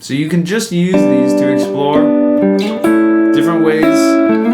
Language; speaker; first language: English; native; English